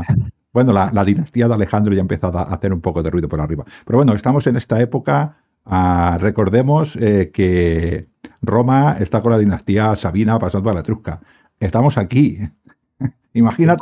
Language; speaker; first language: Spanish; native; Spanish